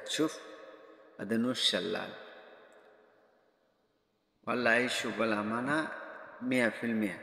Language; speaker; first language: Arabic; non-native, learner; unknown